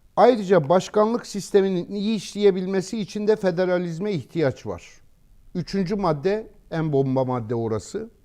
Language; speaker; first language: Turkish; native; Turkish